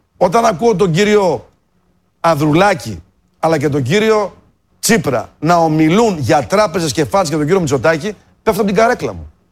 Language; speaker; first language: Greek; native; Greek